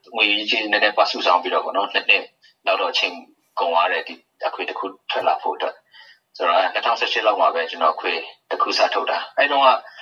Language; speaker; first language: Burmese; non-native, local second language; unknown